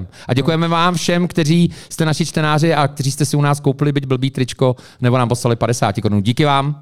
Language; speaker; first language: Czech; native; Czech